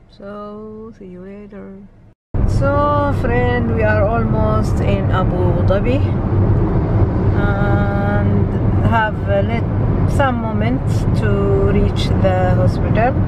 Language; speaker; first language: English; non-native, learner; Arabic